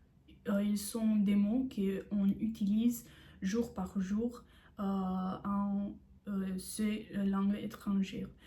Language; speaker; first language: French; non-native, learner; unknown